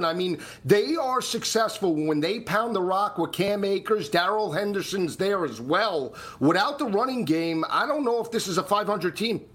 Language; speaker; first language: English; native; English